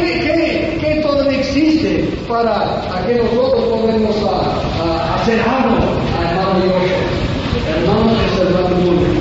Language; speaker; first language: Spanish; non-native, fluent; English